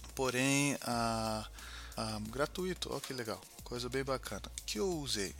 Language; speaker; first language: Portuguese; non-native, fluent; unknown